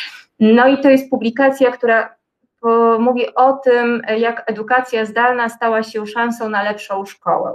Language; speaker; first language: Polish; native; Polish